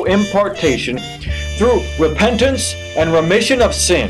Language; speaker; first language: English; native; English